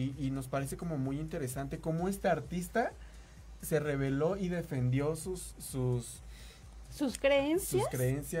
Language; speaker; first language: Spanish; native; Spanish